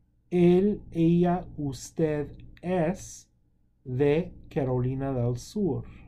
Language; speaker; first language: Spanish; non-native, fluent; English